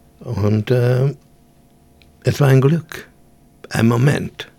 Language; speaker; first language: German; early bilingual, heritage; German